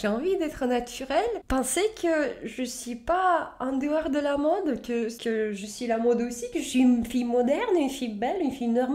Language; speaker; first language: French; native; French